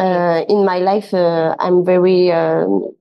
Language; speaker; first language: English; non-native, local second language; French